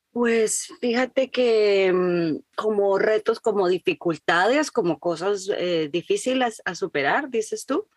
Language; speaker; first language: Spanish; native; Spanish